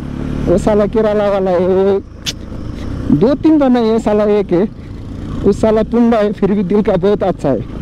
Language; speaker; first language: Hindi; non-native, learner; Nepali